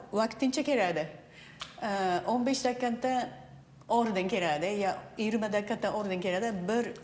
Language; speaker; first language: Uzbek; non-native, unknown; Japanese